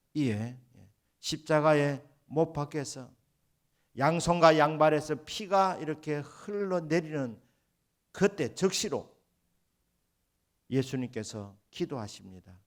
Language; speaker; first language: Korean; native; Korean